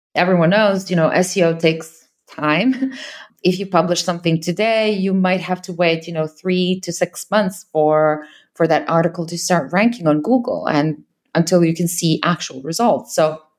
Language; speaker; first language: English; non-native, fluent; Serbian